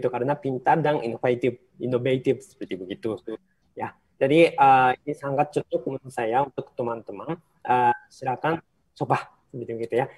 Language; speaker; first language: Indonesian; non-native, fluent; Japanese